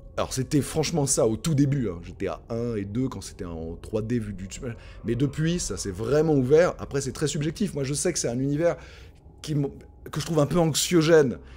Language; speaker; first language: French; native; French